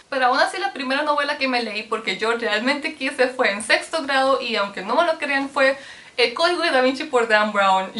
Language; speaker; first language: Spanish; early bilingual, other home language; Korean